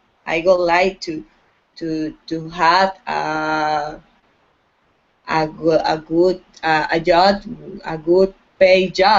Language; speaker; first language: English; non-native, learner; Spanish